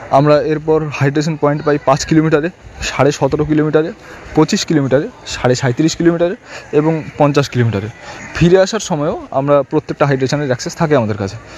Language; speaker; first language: Bangla; native; Bangla